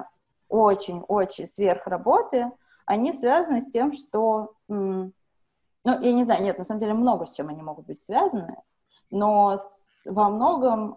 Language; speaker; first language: Russian; native; Russian